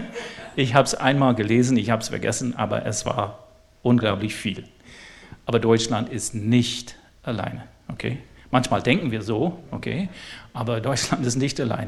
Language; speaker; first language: German; non-native, fluent; English